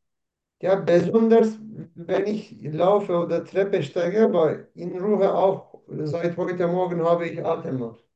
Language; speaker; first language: German; non-native, learner; Turkish